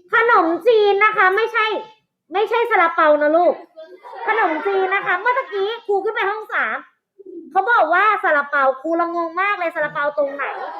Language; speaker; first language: Thai; native; Thai